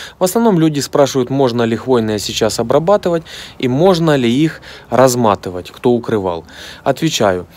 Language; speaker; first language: Russian; native; Russian